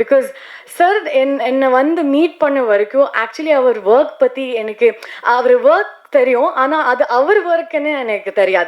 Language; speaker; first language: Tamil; non-native, learner; Kannada